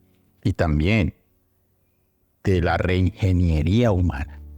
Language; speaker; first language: Spanish; native; Spanish